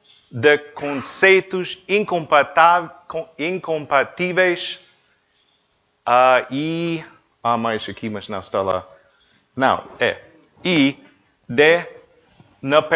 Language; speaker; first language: Portuguese; non-native, learner; English